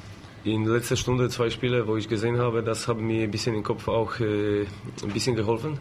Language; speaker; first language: German; non-native, learner; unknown